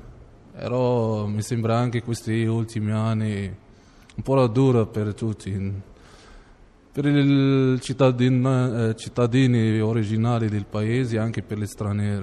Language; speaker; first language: Italian; non-native, fluent; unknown